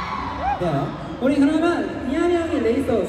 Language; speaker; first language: Russian; non-native, learner; Korean